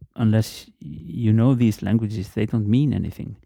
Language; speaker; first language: English; non-native, fluent; Icelandic